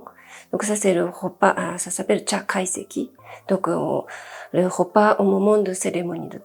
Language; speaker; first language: French; non-native, fluent; Japanese